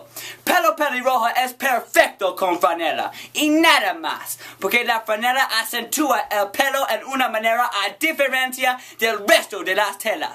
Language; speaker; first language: Spanish; non-native, learner; English